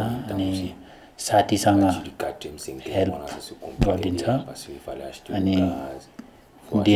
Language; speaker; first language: Nepali; non-native, learner; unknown